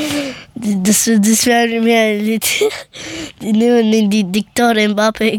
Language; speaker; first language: German; early bilingual, other home language; Persian